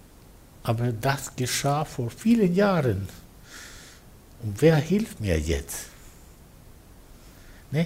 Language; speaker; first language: German; non-native, fluent; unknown